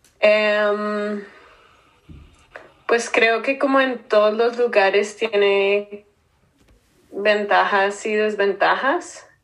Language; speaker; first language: Spanish; native; Spanish